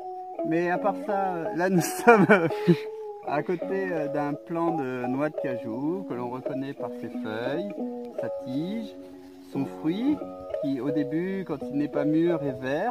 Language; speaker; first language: French; native; French